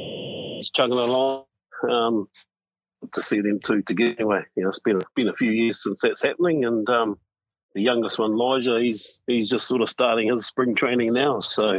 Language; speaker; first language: English; native; English